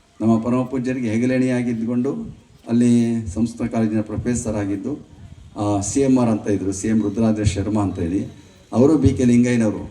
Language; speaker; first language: Kannada; native; Kannada